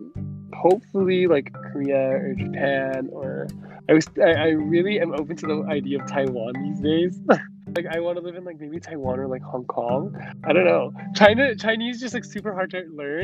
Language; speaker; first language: English; native; English